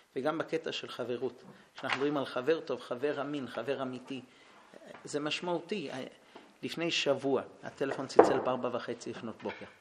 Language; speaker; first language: Hebrew; early bilingual, heritage; Hebrew